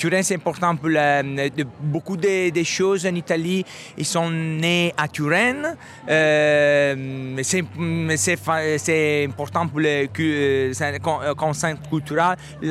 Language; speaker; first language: French; non-native, learner; Italian